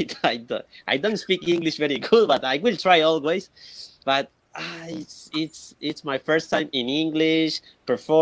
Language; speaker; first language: English; non-native, learner; Spanish